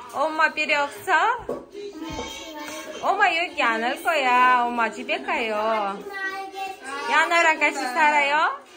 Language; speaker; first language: Korean; non-native, learner; Kazakh